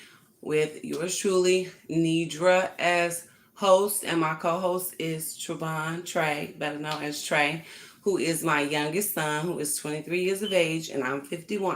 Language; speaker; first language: English; native; English